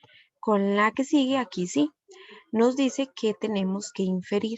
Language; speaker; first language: Spanish; native; Spanish